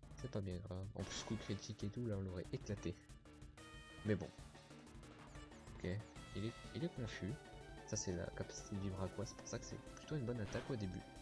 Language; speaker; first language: French; native; French